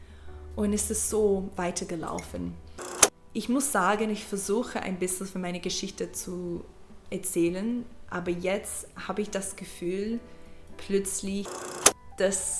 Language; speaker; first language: German; non-native, learner; English